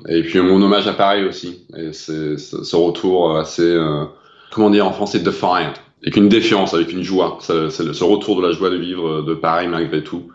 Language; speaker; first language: French; non-native, fluent; English